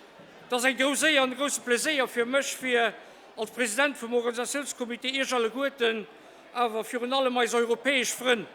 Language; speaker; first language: German; non-native, local second language; Luxembourgish